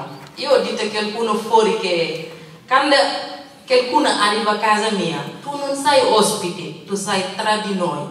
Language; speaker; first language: Italian; non-native, learner; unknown